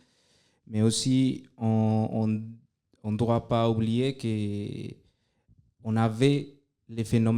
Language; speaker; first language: French; non-native, fluent; Spanish